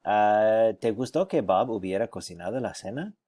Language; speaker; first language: Spanish; non-native, fluent; English